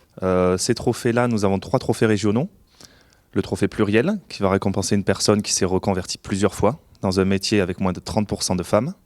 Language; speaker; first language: French; native; French